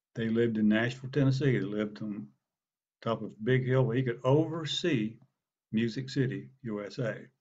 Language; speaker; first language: English; native; English